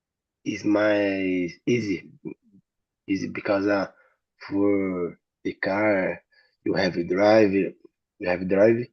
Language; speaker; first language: English; non-native, learner; Portuguese